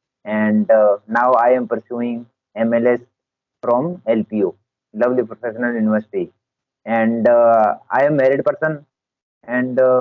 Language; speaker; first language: English; non-native, learner; Hindi